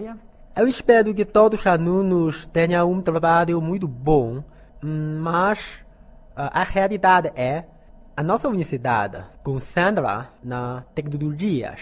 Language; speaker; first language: Portuguese; non-native, learner; Chinese